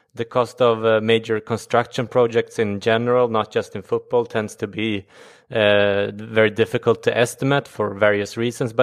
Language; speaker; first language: English; non-native, fluent; Swedish